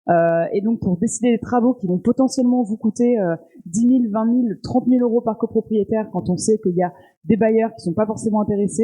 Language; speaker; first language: French; native; French